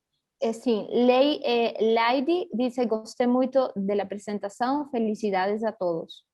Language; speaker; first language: Portuguese; early bilingual, heritage; Portuguese